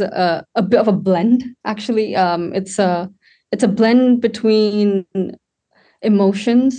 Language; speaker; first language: English; non-native, local second language; Tamil